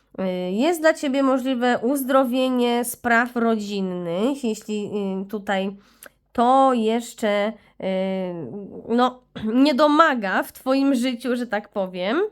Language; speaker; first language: Polish; native; Polish